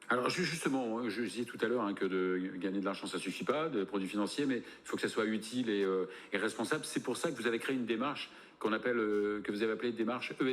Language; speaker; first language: French; native; French